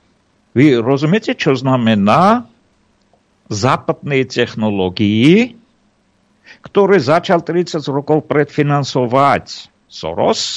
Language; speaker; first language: Slovak; non-native, fluent; Armenian